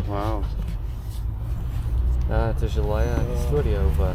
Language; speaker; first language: Russian; non-native, learner; English